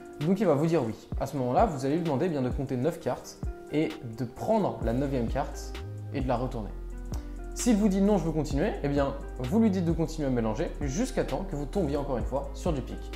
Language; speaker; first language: French; native; French